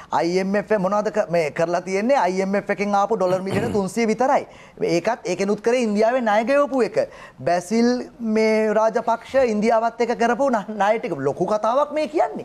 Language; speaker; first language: Sinhala; native; Sinhala